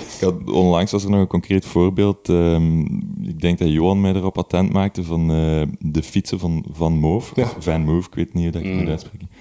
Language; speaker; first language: Dutch; native; Dutch